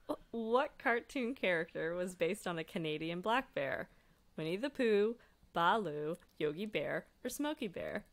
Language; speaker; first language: English; native; English